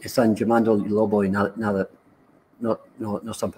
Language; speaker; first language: Spanish; non-native, learner; English